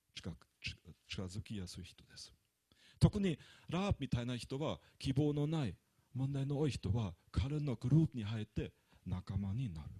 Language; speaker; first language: Japanese; non-native, fluent; German